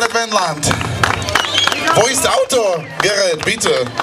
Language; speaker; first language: German; non-native, learner; Slovak